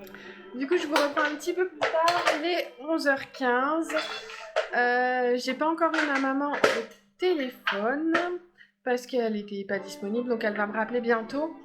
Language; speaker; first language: French; native; French